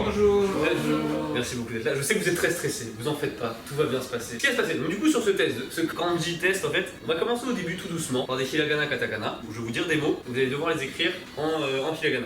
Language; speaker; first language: French; native; French